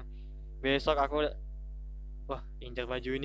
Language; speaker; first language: Indonesian; native; Indonesian